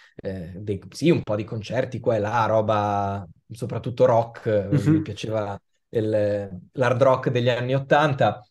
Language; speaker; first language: Italian; native; Italian